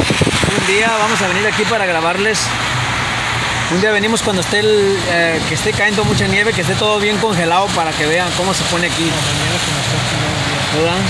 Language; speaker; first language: Spanish; native; Spanish